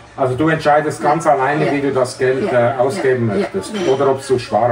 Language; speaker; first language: German; native; German